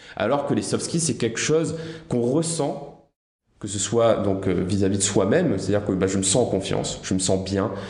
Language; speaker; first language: French; native; French